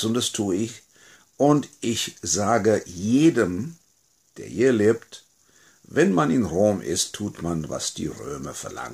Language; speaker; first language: German; non-native, fluent; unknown